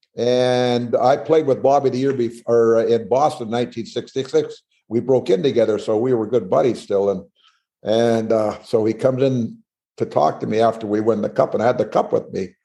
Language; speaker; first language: English; native; English